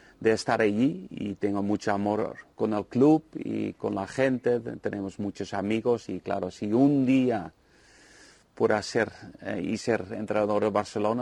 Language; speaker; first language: Spanish; non-native, fluent; Dutch